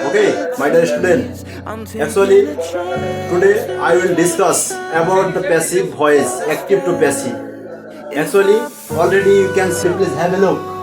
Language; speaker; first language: English; non-native, local second language; Bangla